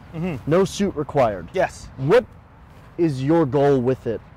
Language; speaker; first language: English; native; English